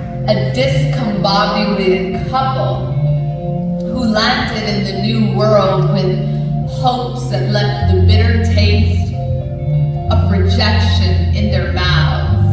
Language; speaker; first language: English; early bilingual, other home language; Punjabi